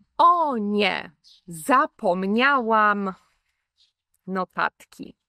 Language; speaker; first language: Polish; native; Polish